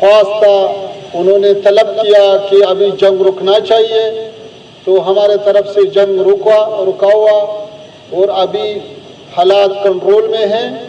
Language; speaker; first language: Hindi; non-native, fluent; Pashto